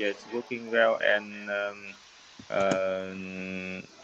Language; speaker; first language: English; non-native, learner; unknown